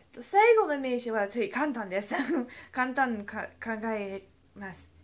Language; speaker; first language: Japanese; non-native, learner; English